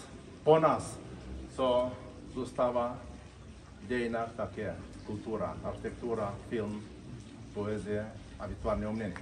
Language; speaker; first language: Czech; non-native, fluent; Romanian